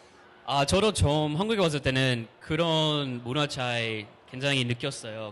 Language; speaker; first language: Korean; non-native, fluent; English